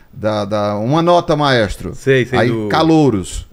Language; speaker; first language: Portuguese; native; Portuguese